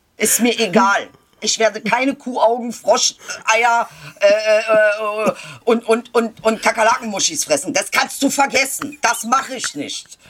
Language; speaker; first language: German; early bilingual, other home language; Turkish